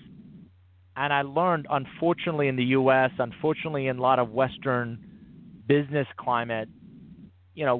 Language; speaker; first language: English; non-native, fluent; Persian